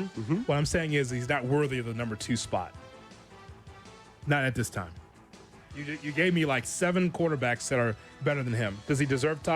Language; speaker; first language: English; native; English